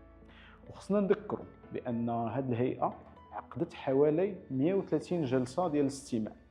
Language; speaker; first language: Arabic; native; Arabic